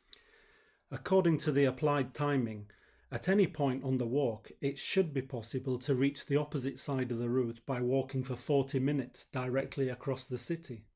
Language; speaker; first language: English; native; English